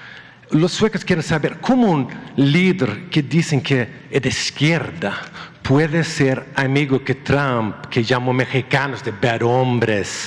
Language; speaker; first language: Spanish; non-native, fluent; Swedish